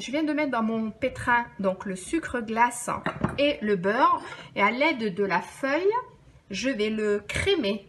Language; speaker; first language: French; non-native, local second language; Arabic